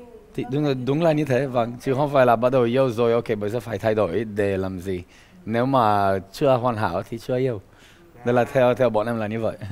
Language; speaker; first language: Vietnamese; non-native, fluent; Romanian